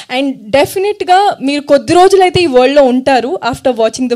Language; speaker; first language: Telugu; non-native, fluent; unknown